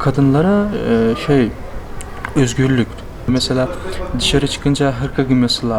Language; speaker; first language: Turkish; non-native, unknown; Persian